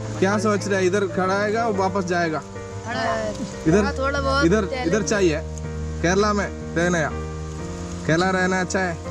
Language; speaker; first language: Hindi; non-native, local second language; Malayalam